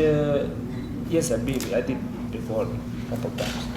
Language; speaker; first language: English; non-native, learner; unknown